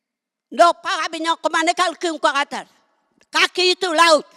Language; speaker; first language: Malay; non-native, local second language; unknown